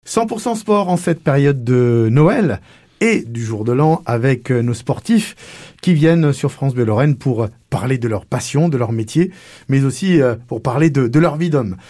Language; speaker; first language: French; native; French